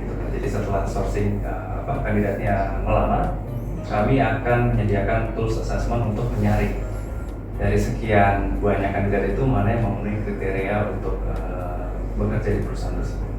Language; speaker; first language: Indonesian; native; Indonesian